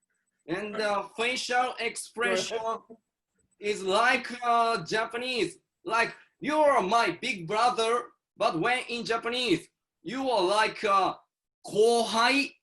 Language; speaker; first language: English; non-native, learner; Japanese